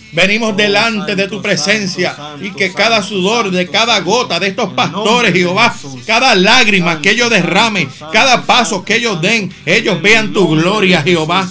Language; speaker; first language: Spanish; native; Spanish